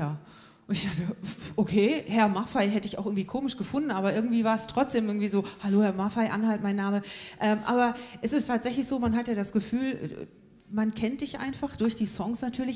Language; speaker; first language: German; native; German